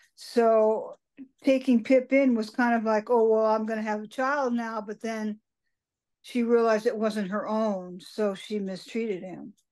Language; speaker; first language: English; native; English